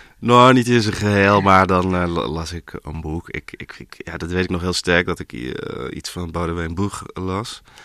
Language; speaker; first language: Dutch; early bilingual, other home language; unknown